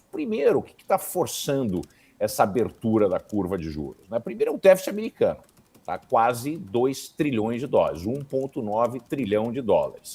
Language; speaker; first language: Portuguese; native; Portuguese